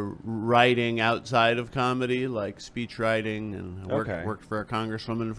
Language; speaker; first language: English; native; English